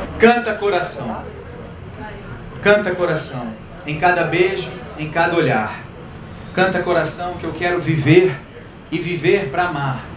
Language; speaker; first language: Portuguese; native; Portuguese